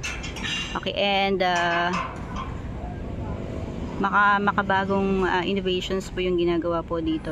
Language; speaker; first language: Filipino; native; Filipino